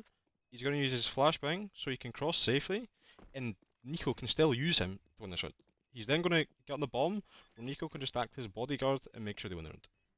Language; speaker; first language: English; native; English